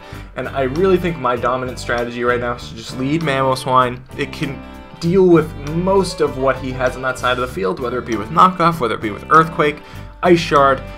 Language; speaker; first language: English; native; English